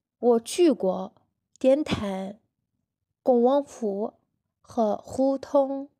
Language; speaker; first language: Chinese; non-native, learner; Arabic